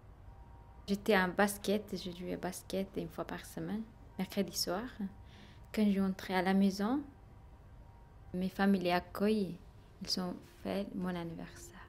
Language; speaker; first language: French; non-native, learner; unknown